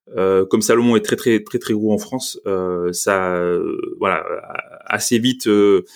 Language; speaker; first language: French; native; French